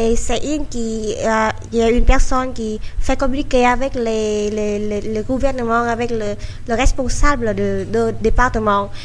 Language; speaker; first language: French; non-native, learner; Vietnamese